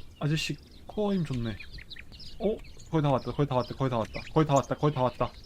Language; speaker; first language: Korean; non-native, fluent; Finnish